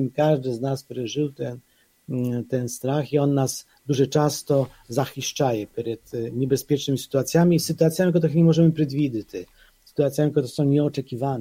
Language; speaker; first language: Polish; non-native, fluent; Ukrainian